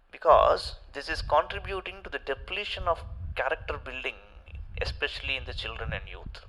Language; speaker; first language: English; non-native, local second language; Telugu